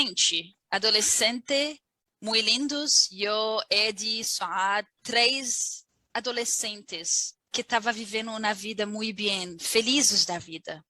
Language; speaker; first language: Portuguese; non-native, learner; Arabic